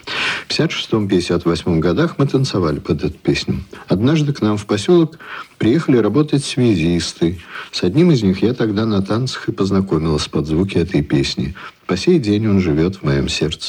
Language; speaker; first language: Russian; native; Russian